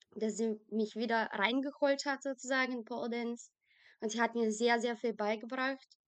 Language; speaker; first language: German; non-native, fluent; Bulgarian